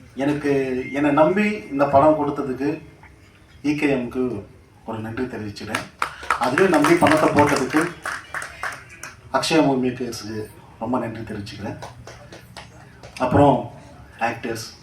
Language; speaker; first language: Tamil; non-native, learner; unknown